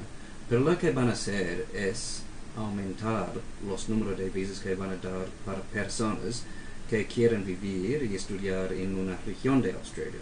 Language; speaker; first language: Spanish; non-native, fluent; English